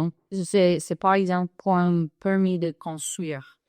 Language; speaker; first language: French; non-native, fluent; English